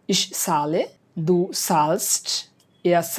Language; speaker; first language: German; non-native, fluent; Bangla